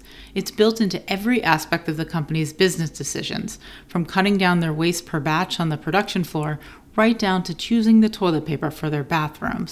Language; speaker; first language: English; native; English